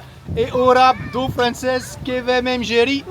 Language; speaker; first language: Portuguese; non-native, learner; French